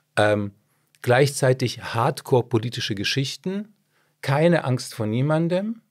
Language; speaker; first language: German; early bilingual, other home language; Czech